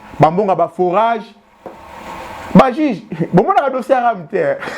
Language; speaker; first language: Lingala; native; Lingala